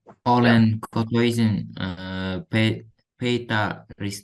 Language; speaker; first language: Finnish; non-native, learner; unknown